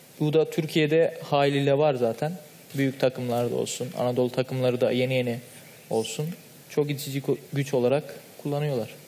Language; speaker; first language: Turkish; native; Turkish